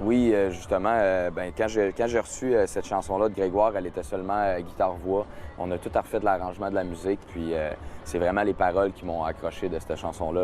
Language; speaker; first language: French; native; French